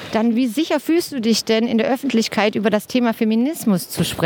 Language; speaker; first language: German; native; German